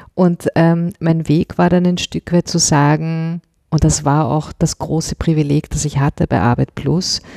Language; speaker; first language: German; native; German